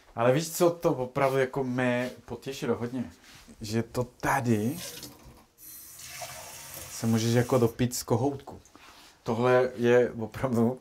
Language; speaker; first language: Czech; non-native, learner; Spanish